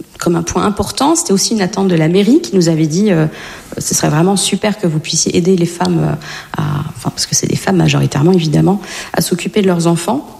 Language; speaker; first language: French; native; French